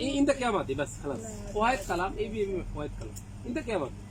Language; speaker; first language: Arabic; non-native, learner; Bangla